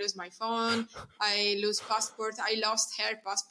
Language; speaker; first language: English; non-native, fluent; Italian